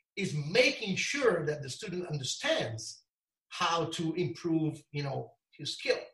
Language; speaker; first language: English; non-native, fluent; Italian